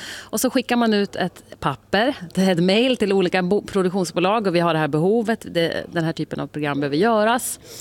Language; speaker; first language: Swedish; native; Swedish